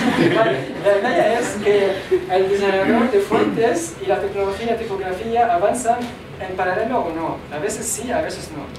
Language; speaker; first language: Spanish; non-native, learner; Arabic